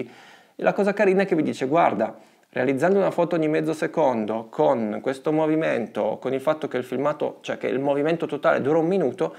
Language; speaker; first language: Italian; native; Italian